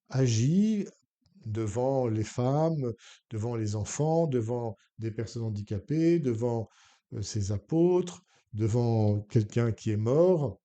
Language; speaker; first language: French; native; French